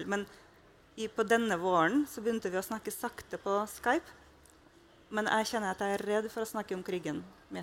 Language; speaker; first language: Norwegian; non-native, fluent; Russian